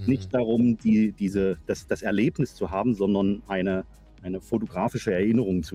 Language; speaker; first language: German; native; German